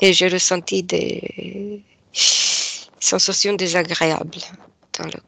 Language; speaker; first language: French; non-native, fluent; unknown